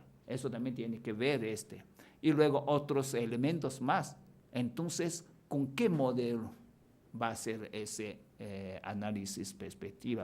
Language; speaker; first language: Spanish; non-native, fluent; Chinese